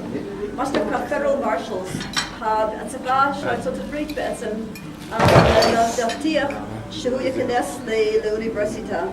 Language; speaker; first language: Hebrew; non-native, fluent; English